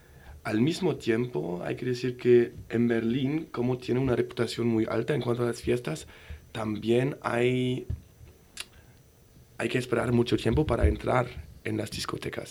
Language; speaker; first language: Spanish; non-native, fluent; German